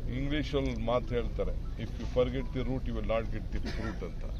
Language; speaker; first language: Kannada; native; Kannada